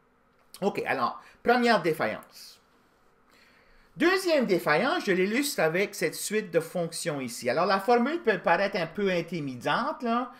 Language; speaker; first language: French; native; French